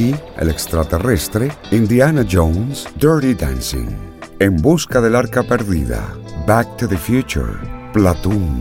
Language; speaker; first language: Spanish; native; Spanish